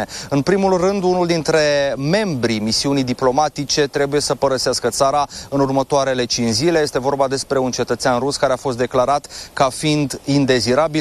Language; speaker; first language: Romanian; native; Romanian